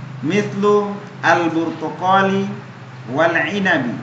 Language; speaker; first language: Arabic; non-native, fluent; Indonesian